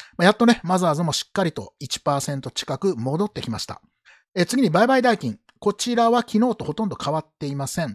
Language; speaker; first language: Japanese; native; Japanese